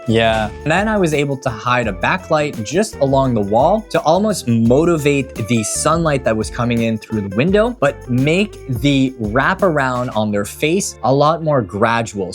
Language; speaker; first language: English; native; English